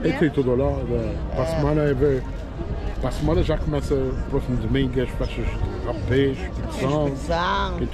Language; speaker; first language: Portuguese; native; Portuguese